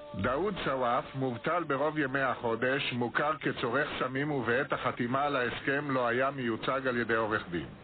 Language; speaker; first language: Hebrew; native; Hebrew